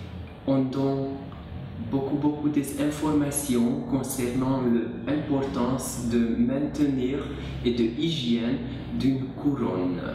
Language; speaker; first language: French; non-native, learner; Hungarian